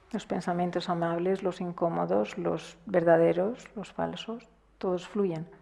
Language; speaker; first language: Spanish; native; Spanish